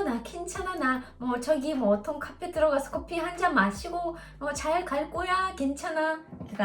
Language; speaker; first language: Korean; non-native, learner; Russian